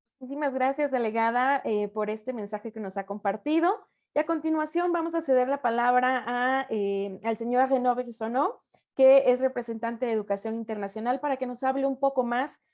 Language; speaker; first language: Spanish; native; Spanish